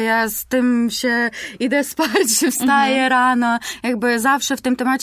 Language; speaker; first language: Polish; non-native, learner; Ukrainian